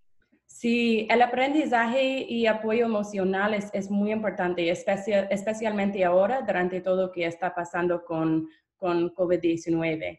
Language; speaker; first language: Spanish; non-native, fluent; English